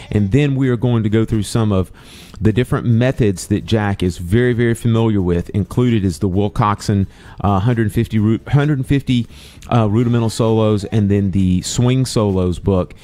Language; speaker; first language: English; native; English